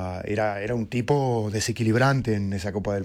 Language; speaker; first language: Spanish; native; Spanish